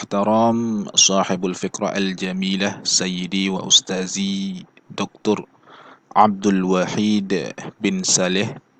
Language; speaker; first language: Arabic; non-native, learner; Malay